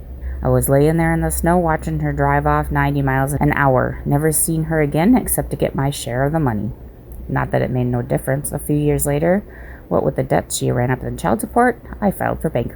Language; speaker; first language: English; native; English